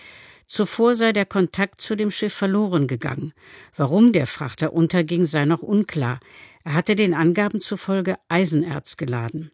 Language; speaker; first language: German; native; German